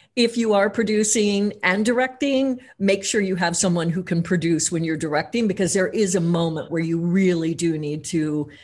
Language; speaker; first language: English; native; English